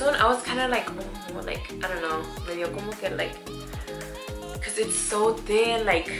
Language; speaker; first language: English; early bilingual, other home language; Spanish